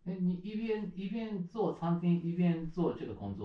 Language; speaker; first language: Chinese; non-native, learner; Japanese